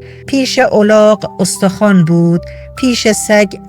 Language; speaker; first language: Persian; native; Persian